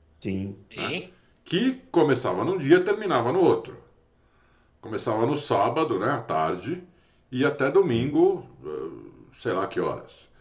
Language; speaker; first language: Portuguese; native; Portuguese